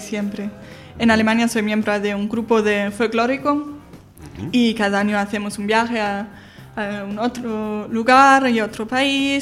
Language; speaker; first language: Spanish; non-native, fluent; German